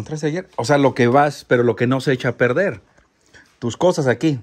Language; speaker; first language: Spanish; native; Spanish